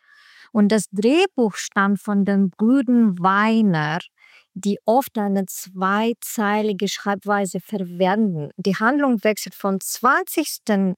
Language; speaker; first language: German; non-native, learner; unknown